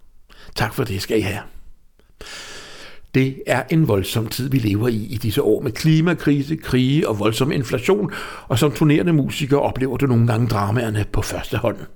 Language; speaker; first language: Danish; native; Danish